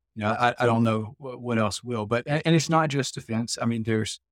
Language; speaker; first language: English; native; English